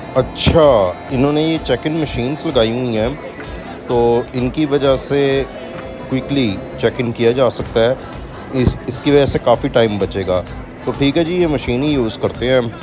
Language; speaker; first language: Urdu; native; Urdu